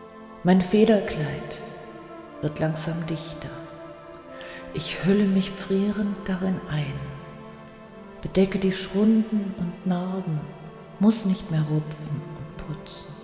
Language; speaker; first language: German; native; German